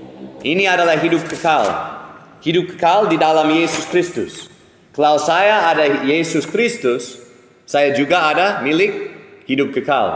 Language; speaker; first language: Indonesian; non-native, fluent; English